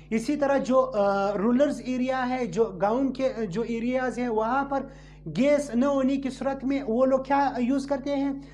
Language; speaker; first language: Urdu; non-native, local second language; Pashto